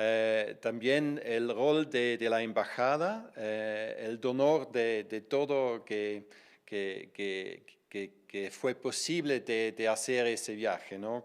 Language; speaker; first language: Spanish; non-native, fluent; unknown